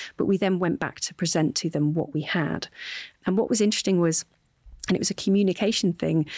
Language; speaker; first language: English; native; English